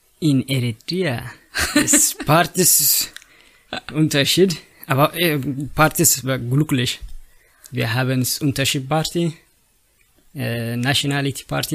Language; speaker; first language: German; non-native, learner; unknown